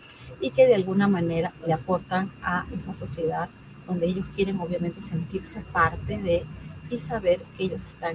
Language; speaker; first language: Spanish; native; Spanish